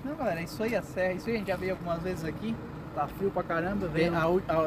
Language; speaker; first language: Portuguese; native; Portuguese